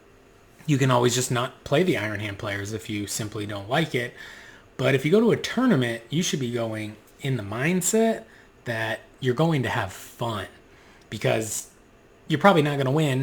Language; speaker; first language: English; native; English